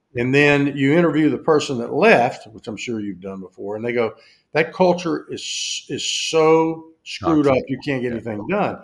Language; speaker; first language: English; native; English